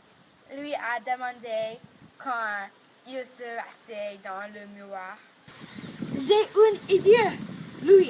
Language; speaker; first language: French; non-native, learner; English